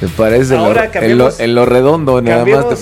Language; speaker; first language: Spanish; native; Spanish